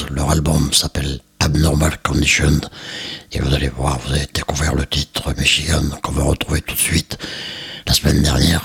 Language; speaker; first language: French; native; French